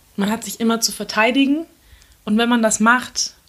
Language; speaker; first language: German; early bilingual, other home language; Turkish